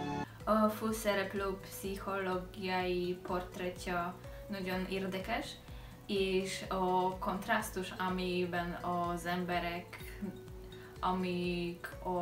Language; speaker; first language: Hungarian; non-native, learner; Polish